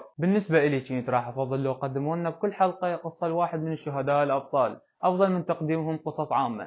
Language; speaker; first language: Arabic; native; Arabic